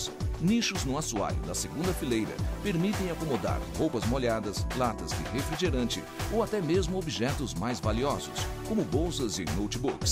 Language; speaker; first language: Portuguese; native; Portuguese